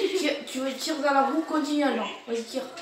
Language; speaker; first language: French; native; French